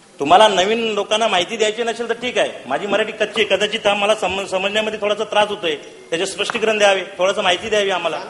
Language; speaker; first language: Marathi; non-native, local second language; Hindi